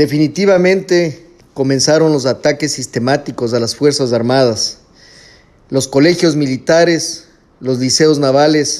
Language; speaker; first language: Spanish; native; Spanish